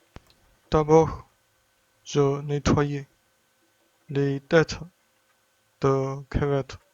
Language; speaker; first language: French; non-native, learner; Chinese